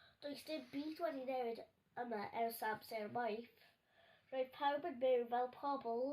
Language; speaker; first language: Welsh; non-native, local second language; English